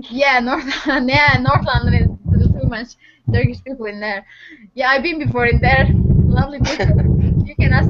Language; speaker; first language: English; non-native, learner; Turkish